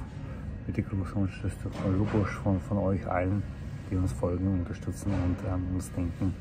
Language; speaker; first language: German; non-native, fluent; Slovak